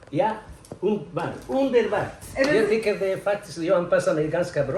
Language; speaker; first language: Swedish; non-native, fluent; Spanish